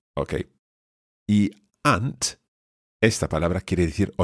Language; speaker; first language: Spanish; non-native, fluent; English